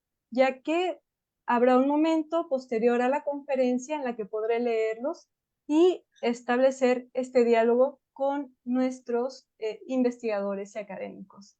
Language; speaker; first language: Spanish; native; Spanish